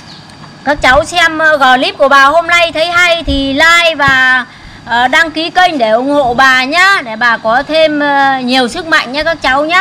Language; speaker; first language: Vietnamese; native; Vietnamese